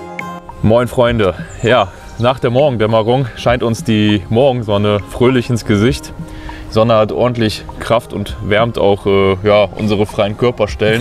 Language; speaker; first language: German; native; German